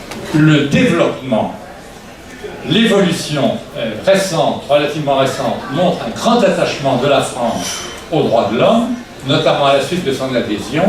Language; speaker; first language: French; native; French